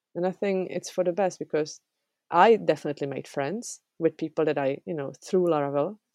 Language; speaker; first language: English; non-native, fluent; Czech